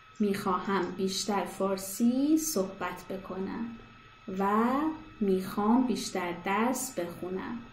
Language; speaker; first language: Persian; native; Persian